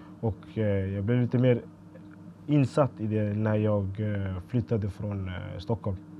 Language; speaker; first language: Swedish; early bilingual, other home language; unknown